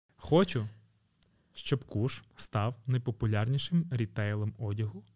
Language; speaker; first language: Ukrainian; native; Ukrainian